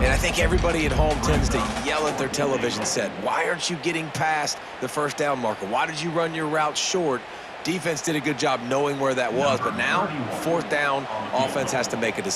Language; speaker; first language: English; native; English